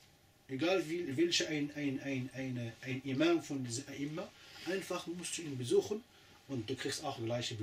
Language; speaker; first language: German; non-native, fluent; Arabic